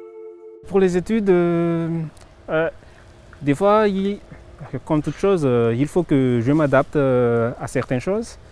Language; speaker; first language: French; non-native, local second language; Malagasy